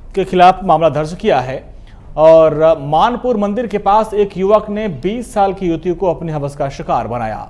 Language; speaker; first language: Hindi; native; Hindi